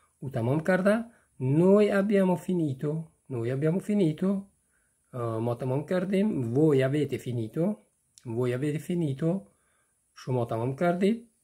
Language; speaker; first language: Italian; non-native, fluent; Persian